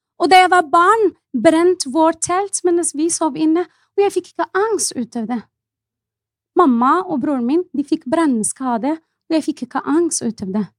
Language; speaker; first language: Norwegian; non-native, fluent; Arabic